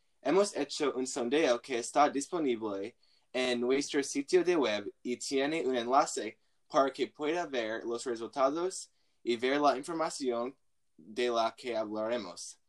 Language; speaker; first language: Spanish; non-native, learner; English